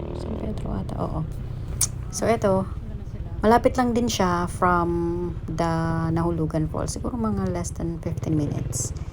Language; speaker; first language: Filipino; non-native, local second language; Bikol